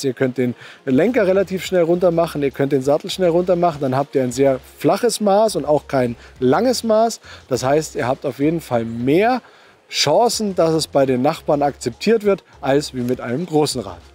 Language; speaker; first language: German; native; German